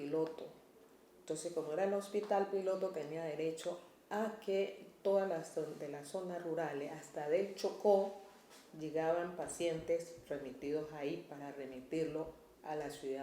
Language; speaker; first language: Spanish; native; Spanish